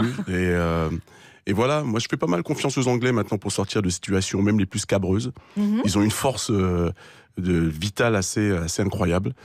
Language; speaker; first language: French; native; French